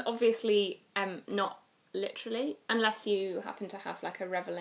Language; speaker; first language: English; native; English